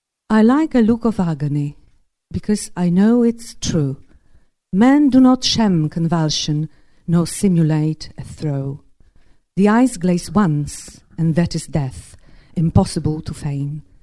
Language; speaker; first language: English; non-native, fluent; Polish